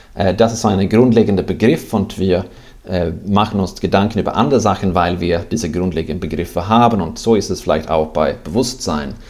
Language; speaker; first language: German; non-native, fluent; Swedish